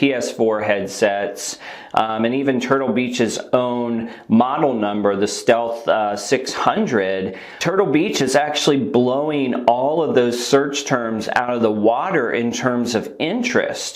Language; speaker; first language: English; native; English